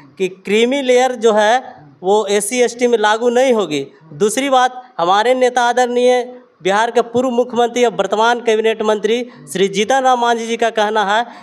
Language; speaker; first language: Hindi; native; Hindi